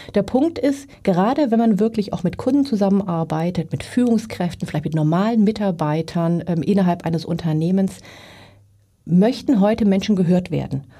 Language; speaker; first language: German; native; German